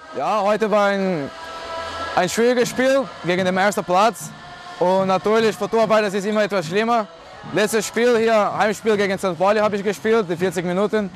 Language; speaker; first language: German; non-native, learner; Portuguese